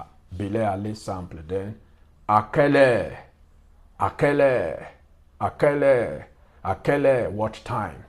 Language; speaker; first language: French; non-native, learner; English